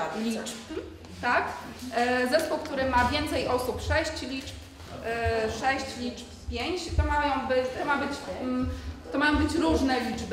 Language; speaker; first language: Polish; native; Polish